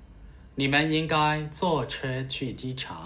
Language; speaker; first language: Chinese; non-native, fluent; Burmese